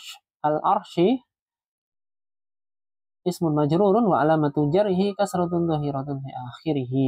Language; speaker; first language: Arabic; non-native, fluent; Indonesian